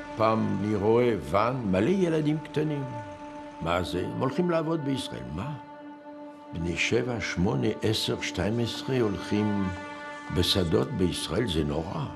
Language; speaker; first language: Hebrew; native; Hebrew